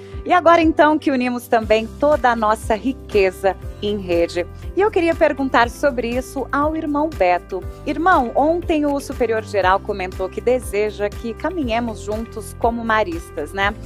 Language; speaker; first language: Portuguese; native; Portuguese